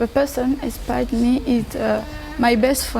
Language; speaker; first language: English; non-native, learner; French